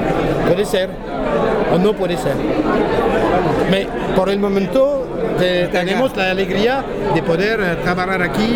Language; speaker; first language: Spanish; non-native, fluent; French